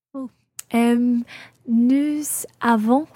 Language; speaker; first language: French; non-native, learner; English